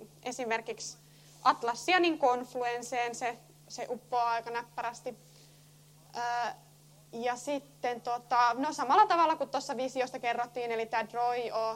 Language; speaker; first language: Finnish; native; Finnish